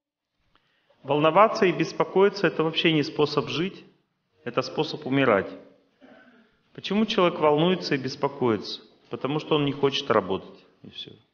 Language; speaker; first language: Russian; native; Russian